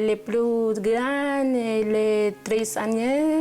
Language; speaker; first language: French; non-native, learner; Spanish